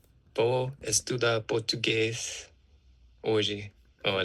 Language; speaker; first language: Portuguese; non-native, learner; English